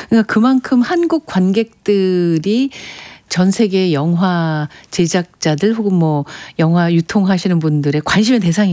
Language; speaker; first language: Korean; native; Korean